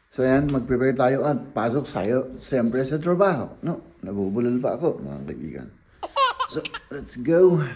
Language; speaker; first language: Filipino; native; Filipino